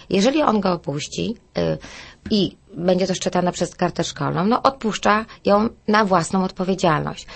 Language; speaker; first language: Polish; native; Polish